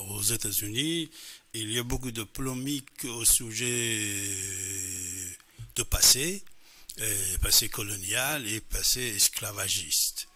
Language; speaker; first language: French; non-native, fluent; Persian